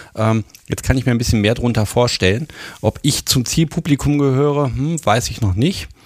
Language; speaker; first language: German; native; German